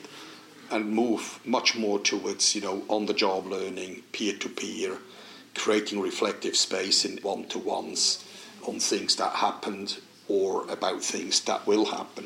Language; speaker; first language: English; non-native, fluent; Swiss German